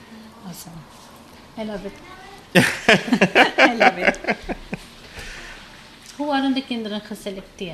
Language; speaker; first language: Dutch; non-native, local second language; Papiamento